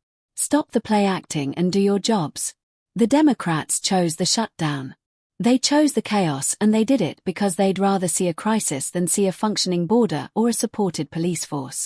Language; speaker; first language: English; native; English